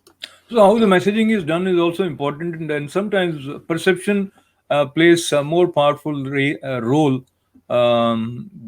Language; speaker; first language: English; non-native, local second language; Hindi